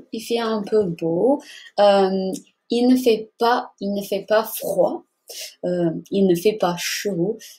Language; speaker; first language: French; non-native, fluent; English